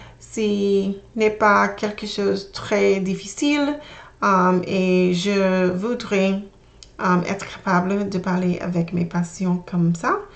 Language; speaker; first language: French; non-native, learner; English